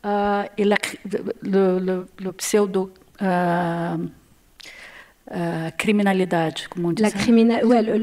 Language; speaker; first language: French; non-native, learner; Portuguese